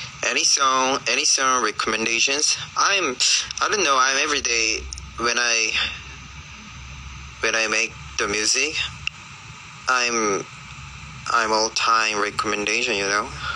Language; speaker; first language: English; non-native, learner; Korean